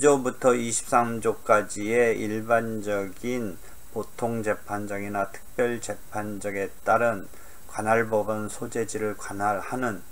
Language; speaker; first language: Korean; native; Korean